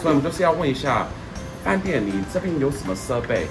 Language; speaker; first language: Chinese; non-native, fluent; English